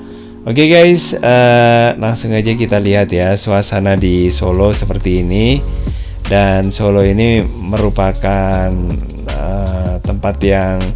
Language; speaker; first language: Indonesian; native; Indonesian